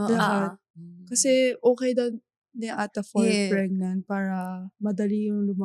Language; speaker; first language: Filipino; non-native, learner; Japanese